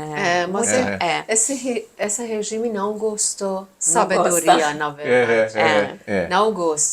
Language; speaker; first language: Portuguese; non-native, learner; Persian